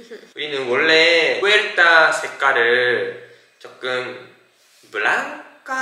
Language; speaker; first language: Spanish; non-native, learner; Japanese